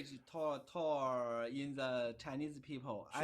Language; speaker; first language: English; non-native, learner; Chinese